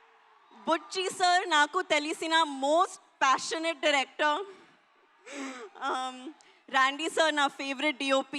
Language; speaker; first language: Telugu; non-native, learner; Hindi